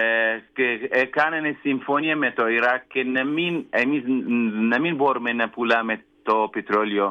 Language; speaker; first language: Greek; non-native, learner; Kurdish